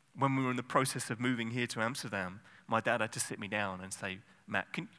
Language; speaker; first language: English; native; English